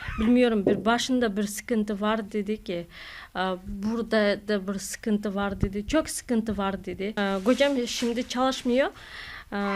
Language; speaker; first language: Turkish; non-native, learner; Kazakh